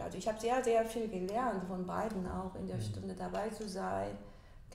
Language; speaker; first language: German; non-native, fluent; Korean